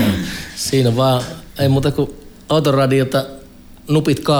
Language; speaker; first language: Finnish; native; Finnish